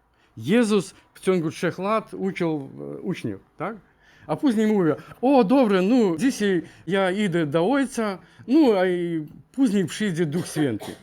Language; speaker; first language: Polish; non-native, learner; Ukrainian